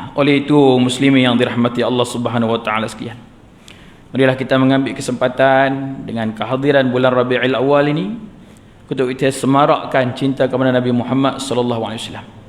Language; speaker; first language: Malay; native; Malay